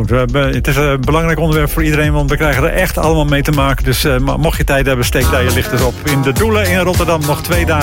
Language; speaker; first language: Dutch; native; Dutch